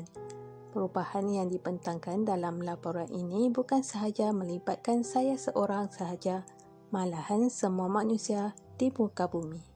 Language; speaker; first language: Malay; native; Malay